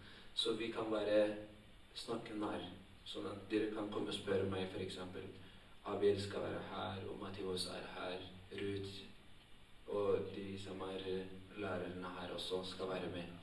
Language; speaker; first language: Norwegian; non-native, fluent; Tigrinya